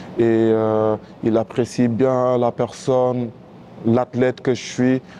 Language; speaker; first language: French; non-native, local second language; Wolof